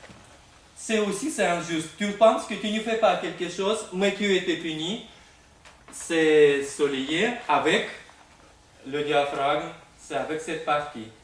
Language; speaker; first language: French; non-native, fluent; Russian